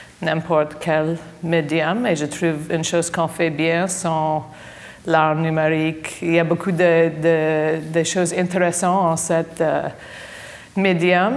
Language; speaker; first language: French; non-native, fluent; English